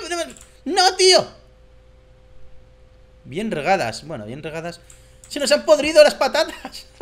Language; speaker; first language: Spanish; native; Spanish